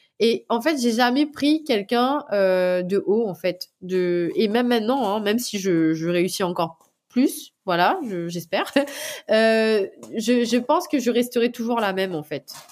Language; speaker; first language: French; non-native, local second language; Morisyen